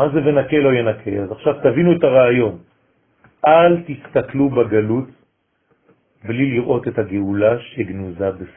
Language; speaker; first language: Hebrew; non-native, fluent; French